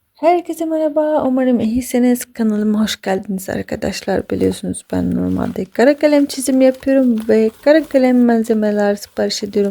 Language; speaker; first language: Turkish; non-native, fluent; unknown